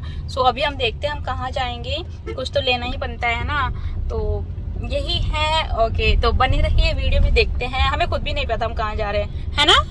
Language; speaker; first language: Hindi; native; Hindi